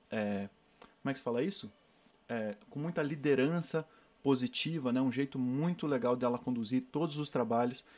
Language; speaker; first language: Portuguese; native; Portuguese